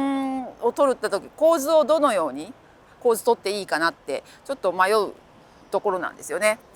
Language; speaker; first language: Japanese; native; Japanese